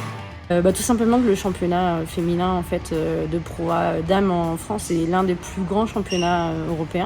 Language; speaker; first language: French; native; French